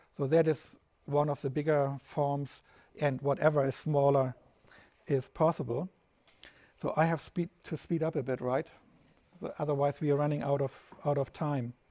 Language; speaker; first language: English; non-native, fluent; German